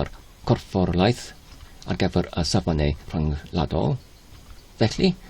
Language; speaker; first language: Welsh; non-native, learner; Polish